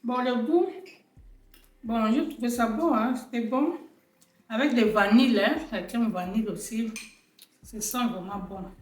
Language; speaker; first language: French; non-native, local second language; Lingala